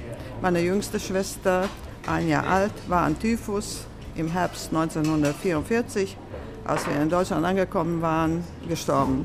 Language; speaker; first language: German; early bilingual, other home language; Latvian